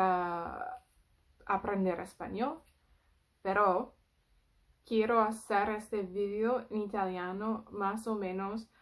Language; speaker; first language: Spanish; non-native, learner; English